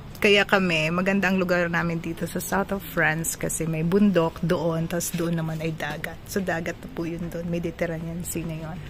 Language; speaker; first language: Filipino; non-native, local second language; Cebuano